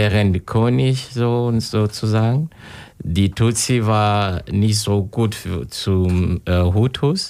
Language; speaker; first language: German; non-native, learner; Kinyarwanda